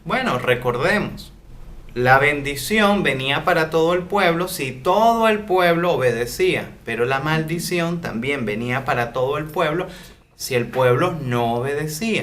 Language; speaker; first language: Spanish; native; Spanish